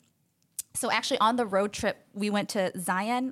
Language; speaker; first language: English; native; English